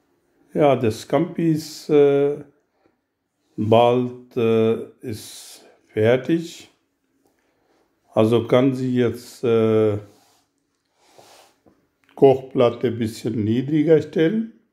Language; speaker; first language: German; non-native, learner; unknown